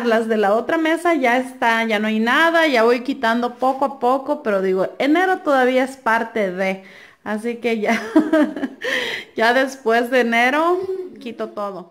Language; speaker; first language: Spanish; native; Spanish